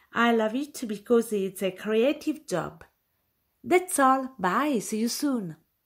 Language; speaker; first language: English; non-native, fluent; Italian